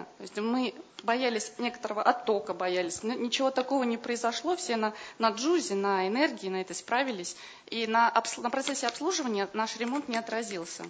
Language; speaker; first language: Russian; native; Russian